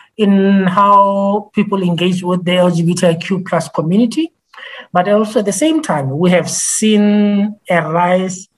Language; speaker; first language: English; non-native, local second language; Tswana